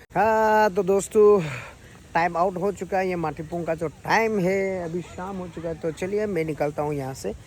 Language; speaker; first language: Hindi; non-native, local second language; Assamese